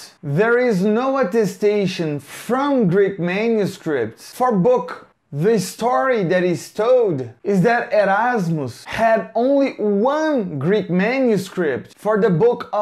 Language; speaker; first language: English; non-native, fluent; Portuguese